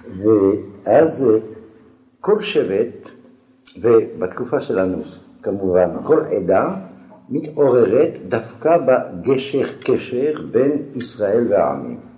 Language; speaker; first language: Hebrew; non-native, fluent; French